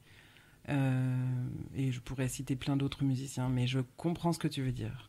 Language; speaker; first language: French; native; French